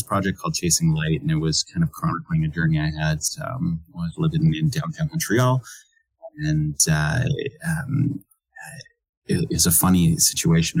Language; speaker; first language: English; native; English